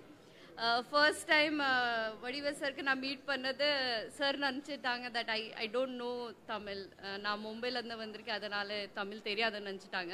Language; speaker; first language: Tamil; non-native, learner; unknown